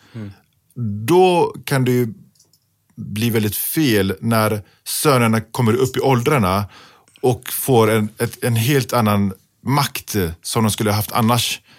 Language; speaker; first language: Swedish; early bilingual, other home language; Pashto